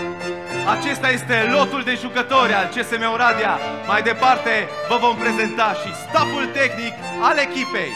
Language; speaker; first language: Romanian; native; Romanian